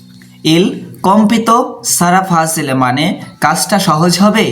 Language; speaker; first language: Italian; non-native, fluent; Bangla